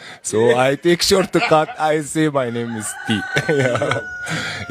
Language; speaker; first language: English; non-native, learner; Arabic